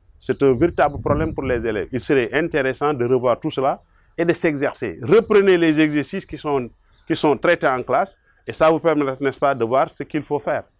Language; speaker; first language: French; non-native, local second language; Wolof